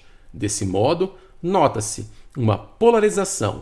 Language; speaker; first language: Portuguese; native; Portuguese